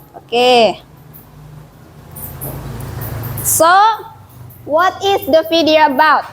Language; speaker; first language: English; non-native, fluent; Indonesian